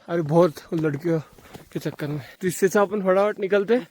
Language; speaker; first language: Hindi; non-native, local second language; Marathi